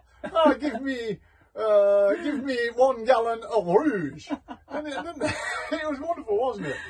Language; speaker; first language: English; native; English